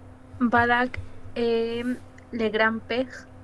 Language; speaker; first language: French; non-native, learner; Spanish